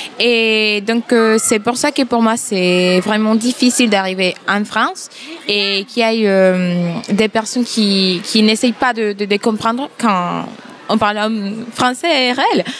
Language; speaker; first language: French; non-native, fluent; Spanish